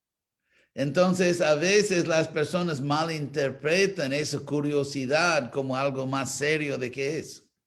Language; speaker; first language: Spanish; non-native, fluent; English